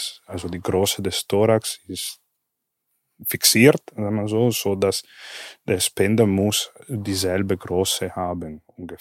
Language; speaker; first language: German; non-native, fluent; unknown